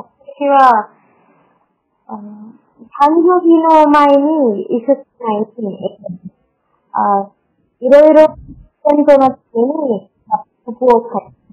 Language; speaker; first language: Japanese; non-native, learner; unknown